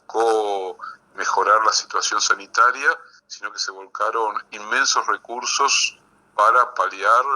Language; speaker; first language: Spanish; native; Spanish